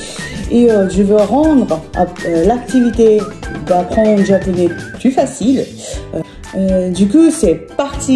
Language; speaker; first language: French; non-native, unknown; Japanese